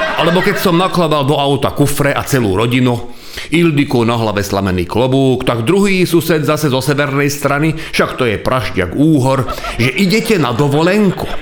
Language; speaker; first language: Slovak; non-native, local second language; Hungarian